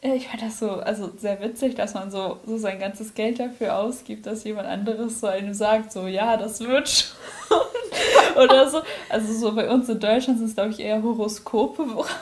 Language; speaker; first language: German; native; German